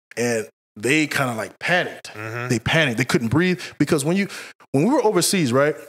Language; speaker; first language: English; native; English